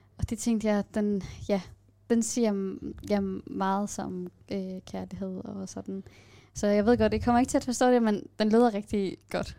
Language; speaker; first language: Danish; non-native, fluent; Kurdish